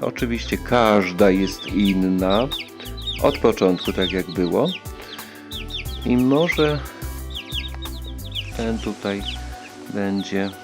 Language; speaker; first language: Polish; native; Polish